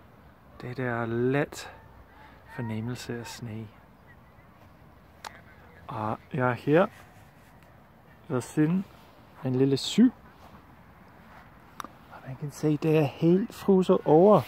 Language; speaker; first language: Danish; non-native, learner; English